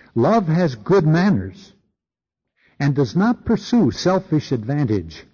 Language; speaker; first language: English; native; English